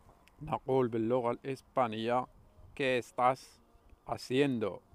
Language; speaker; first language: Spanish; non-native, fluent; Arabic